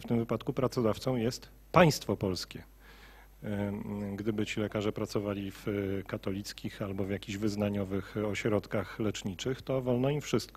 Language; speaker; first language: Polish; native; Polish